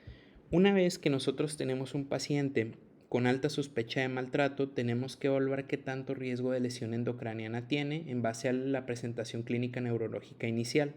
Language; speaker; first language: Spanish; native; Spanish